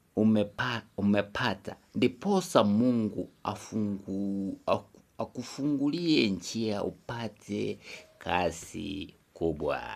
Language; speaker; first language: Swahili; non-native, local second language; Kikuyu